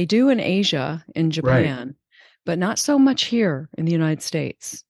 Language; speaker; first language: English; native; English